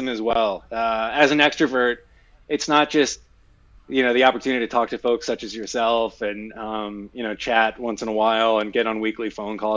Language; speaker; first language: English; native; English